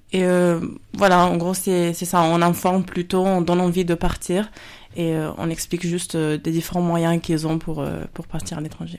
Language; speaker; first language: French; non-native, fluent; Spanish